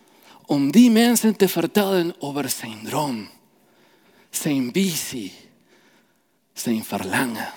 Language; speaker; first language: Dutch; non-native, fluent; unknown